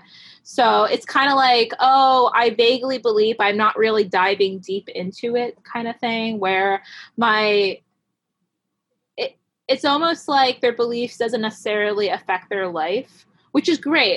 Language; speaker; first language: English; native; English